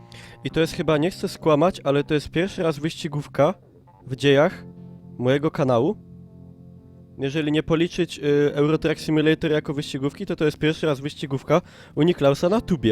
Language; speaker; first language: Polish; native; Polish